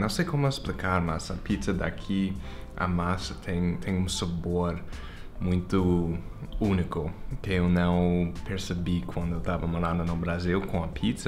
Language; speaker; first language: Portuguese; non-native, fluent; English